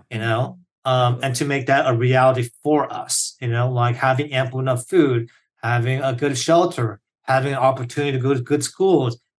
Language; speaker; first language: English; early bilingual, other home language; Korean